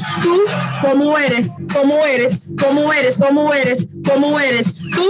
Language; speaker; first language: Spanish; non-native, fluent; English